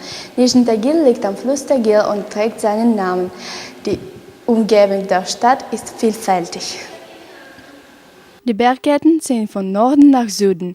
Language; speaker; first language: German; non-native, learner; Russian